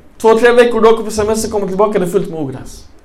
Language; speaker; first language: Swedish; early bilingual, other home language; Arabic